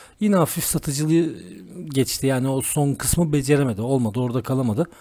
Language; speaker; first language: Turkish; native; Turkish